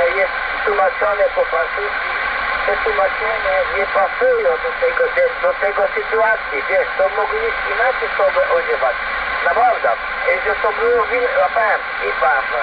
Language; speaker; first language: Polish; non-native, learner; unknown